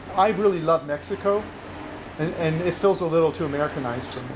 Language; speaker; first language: English; native; English